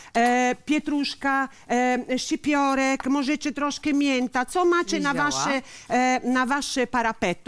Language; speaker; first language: Polish; non-native, learner; Italian